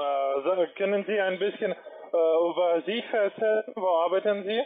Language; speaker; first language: German; non-native, learner; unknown